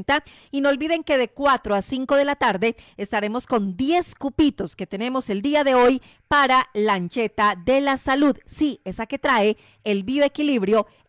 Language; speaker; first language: Spanish; native; Spanish